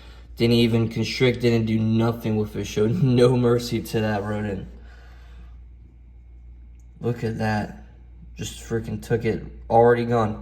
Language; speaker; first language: English; native; English